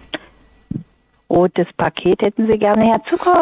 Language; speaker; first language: German; native; German